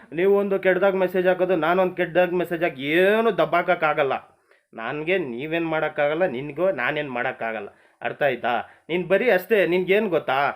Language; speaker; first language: Kannada; non-native, local second language; Marathi